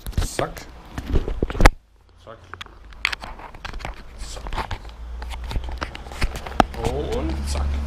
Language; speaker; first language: German; native; German